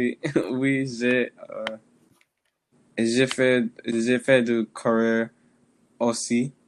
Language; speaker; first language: French; non-native, learner; English